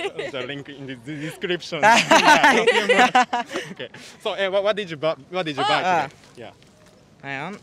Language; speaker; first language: English; non-native, learner; Japanese